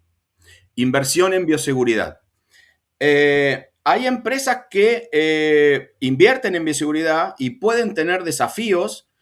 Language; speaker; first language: Spanish; native; Spanish